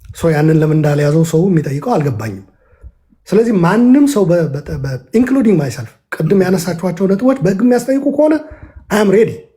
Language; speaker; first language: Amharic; non-native, local second language; Tigrinya